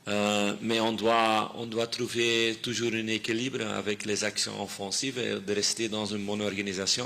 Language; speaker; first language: French; non-native, fluent; Dutch